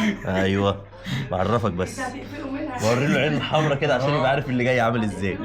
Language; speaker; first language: Arabic; native; Arabic